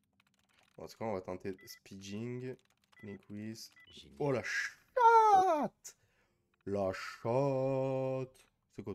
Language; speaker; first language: French; native; French